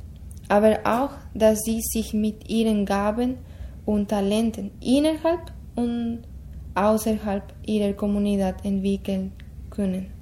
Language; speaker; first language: German; non-native, fluent; Spanish